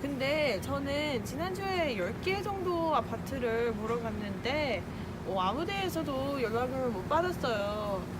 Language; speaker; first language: Korean; early bilingual, heritage; Korean